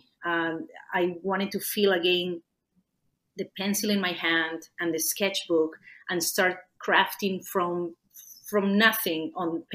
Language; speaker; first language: English; non-native, fluent; Spanish